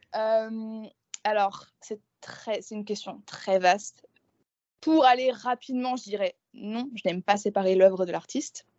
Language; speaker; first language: French; native; French